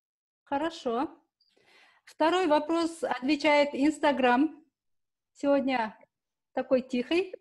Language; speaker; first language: Russian; non-native, local second language; Kyrgyz